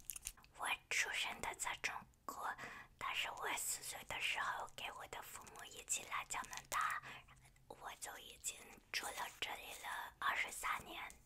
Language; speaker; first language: Chinese; early bilingual, heritage; Chinese